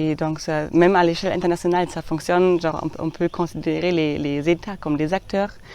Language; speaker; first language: French; non-native, fluent; German